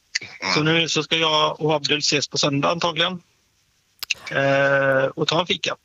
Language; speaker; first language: Swedish; native; Swedish